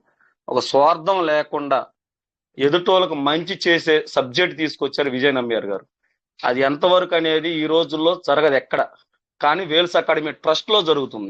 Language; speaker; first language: Telugu; native; Telugu